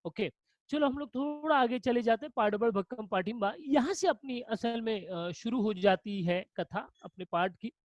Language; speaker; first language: Hindi; non-native, local second language; Marathi